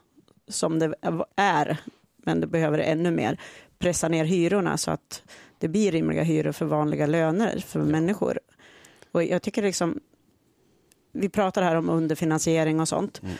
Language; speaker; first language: Swedish; native; Swedish